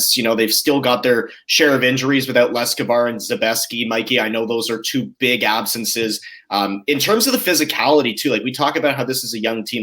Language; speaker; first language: English; native; English